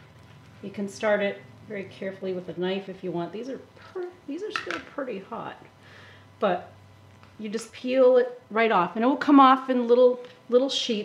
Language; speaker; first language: English; native; English